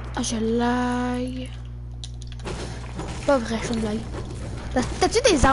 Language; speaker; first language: French; native; French